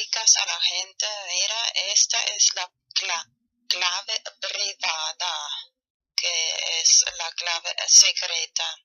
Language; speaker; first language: Spanish; non-native, fluent; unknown